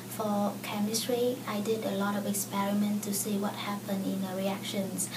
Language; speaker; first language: English; non-native, fluent; Vietnamese